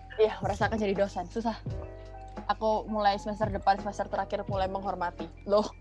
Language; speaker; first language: Indonesian; native; Indonesian